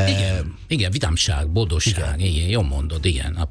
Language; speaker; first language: Hungarian; non-native, fluent; Italian